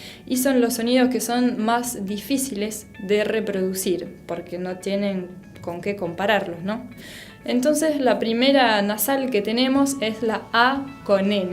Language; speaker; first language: Spanish; non-native, fluent; French